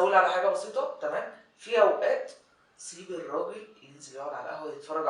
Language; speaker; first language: Arabic; native; Arabic